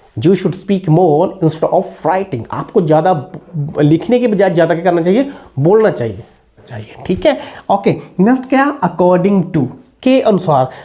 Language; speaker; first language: Hindi; native; Hindi